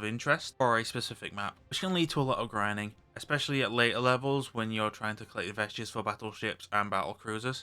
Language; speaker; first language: English; native; English